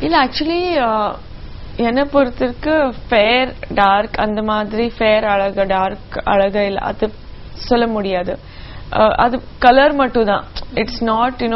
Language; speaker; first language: Tamil; non-native, local second language; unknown